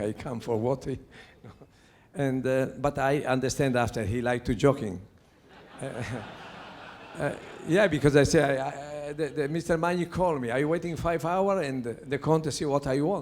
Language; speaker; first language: English; non-native, learner; Italian